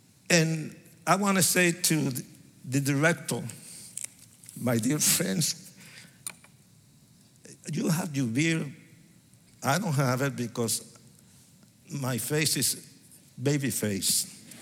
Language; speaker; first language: English; non-native, fluent; Spanish